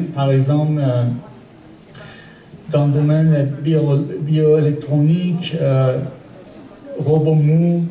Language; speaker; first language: French; non-native, learner; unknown